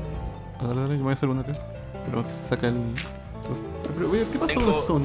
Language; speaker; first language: Spanish; native; Spanish